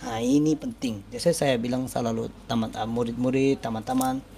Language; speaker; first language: Indonesian; non-native, learner; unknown